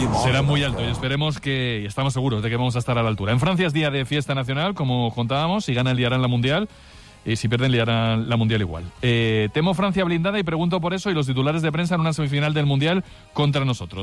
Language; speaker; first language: Spanish; native; Spanish